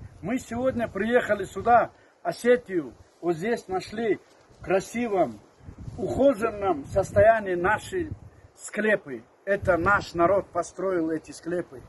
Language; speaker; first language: Russian; non-native, local second language; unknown